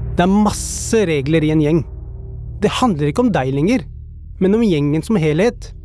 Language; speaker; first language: Norwegian; early bilingual, other home language; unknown